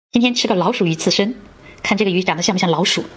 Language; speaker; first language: Chinese; native; Chinese